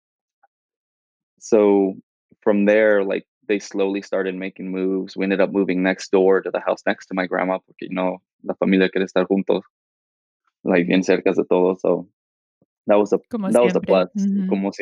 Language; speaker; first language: English; native; English